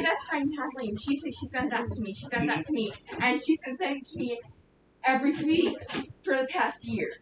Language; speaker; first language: English; native; English